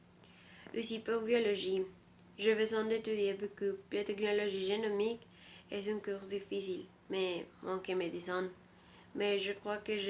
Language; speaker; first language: French; non-native, learner; Spanish